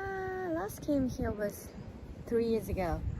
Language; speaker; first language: English; non-native, fluent; Japanese